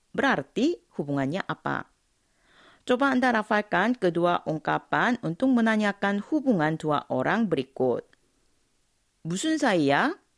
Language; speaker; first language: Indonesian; non-native, fluent; Korean